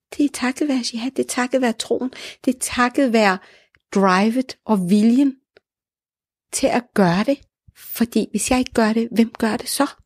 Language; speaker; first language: Danish; early bilingual, other home language; Arabic